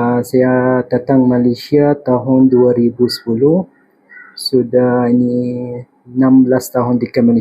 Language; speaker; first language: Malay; non-native, fluent; Arabic